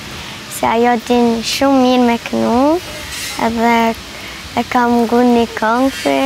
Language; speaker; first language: Albanian; early bilingual, heritage; Albanian